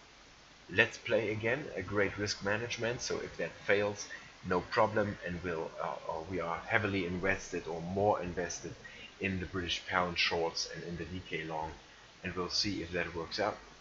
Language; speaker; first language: English; non-native, fluent; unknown